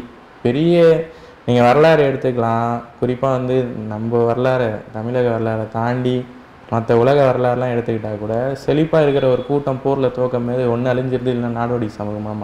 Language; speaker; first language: Tamil; native; Tamil